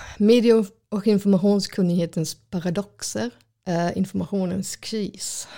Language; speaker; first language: Swedish; non-native, fluent; German